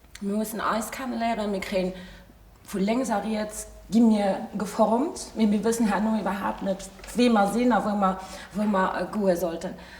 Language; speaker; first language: Luxembourgish; early bilingual, other home language; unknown